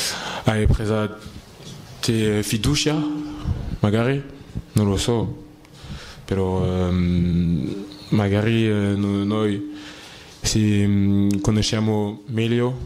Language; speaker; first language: Italian; non-native, learner; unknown